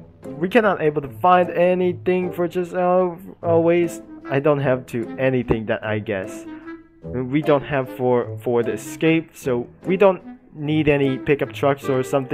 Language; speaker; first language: English; non-native, learner; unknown